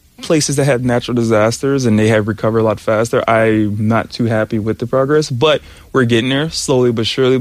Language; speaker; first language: English; native; English